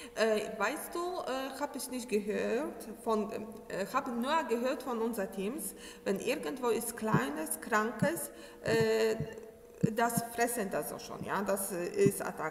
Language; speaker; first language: German; non-native, learner; Polish